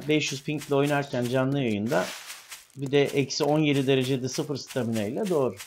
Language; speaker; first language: Turkish; native; Turkish